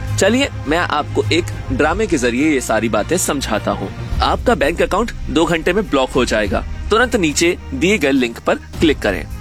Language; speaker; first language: Hindi; native; Hindi